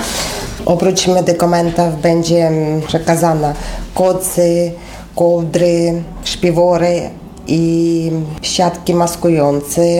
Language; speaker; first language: Polish; non-native, learner; Ukrainian